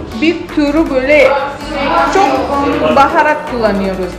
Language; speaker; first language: Turkish; non-native, learner; Indonesian